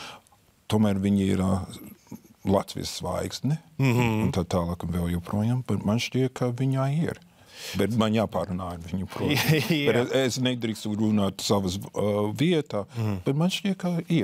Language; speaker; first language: Latvian; non-native, fluent; English